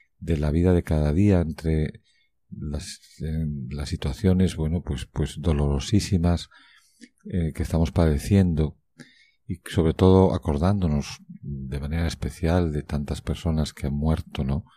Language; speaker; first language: Spanish; native; Spanish